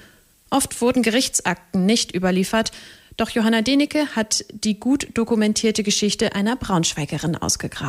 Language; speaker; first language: German; native; German